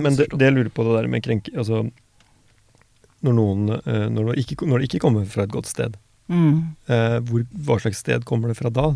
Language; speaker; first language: Norwegian; native; Norwegian